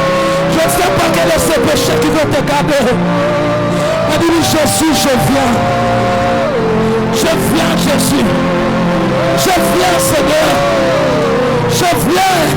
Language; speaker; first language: French; non-native, local second language; Swahili